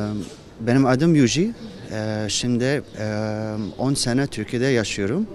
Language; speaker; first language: Turkish; non-native, fluent; Japanese